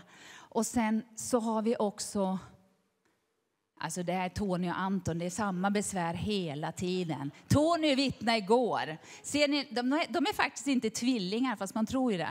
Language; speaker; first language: Swedish; native; Swedish